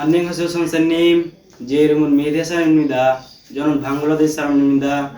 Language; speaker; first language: Korean; non-native, learner; Bangla